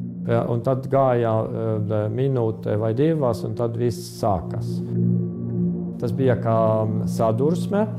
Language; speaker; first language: Latvian; non-native, fluent; Estonian